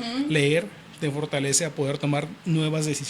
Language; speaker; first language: Spanish; native; Spanish